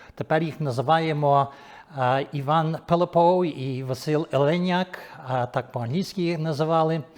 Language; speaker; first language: Ukrainian; early bilingual, heritage; Ukrainian